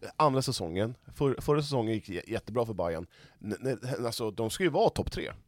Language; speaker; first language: Swedish; native; Swedish